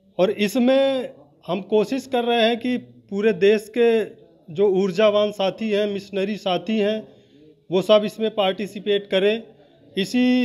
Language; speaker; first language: Hindi; native; Hindi